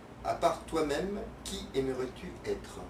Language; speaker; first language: French; native; French